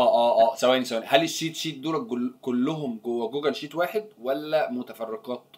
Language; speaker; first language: Arabic; native; Arabic